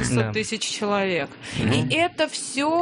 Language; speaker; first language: Russian; native; Russian